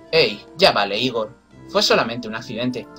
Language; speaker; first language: Spanish; native; Spanish